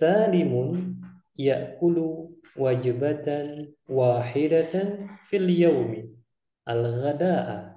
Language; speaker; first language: Arabic; non-native, fluent; Indonesian